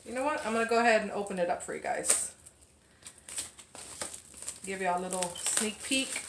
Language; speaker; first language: English; native; English